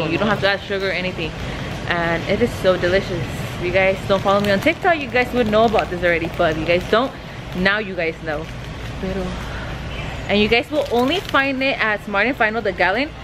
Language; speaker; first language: English; early bilingual, other home language; Spanish